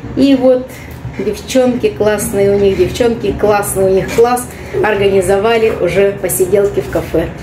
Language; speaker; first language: Russian; native; Russian